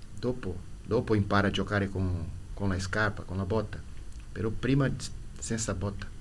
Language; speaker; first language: Italian; non-native, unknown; Portuguese